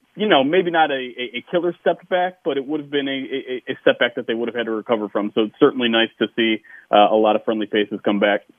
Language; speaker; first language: English; native; English